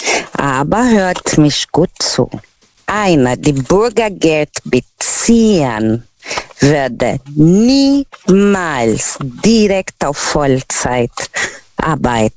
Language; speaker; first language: German; non-native, learner; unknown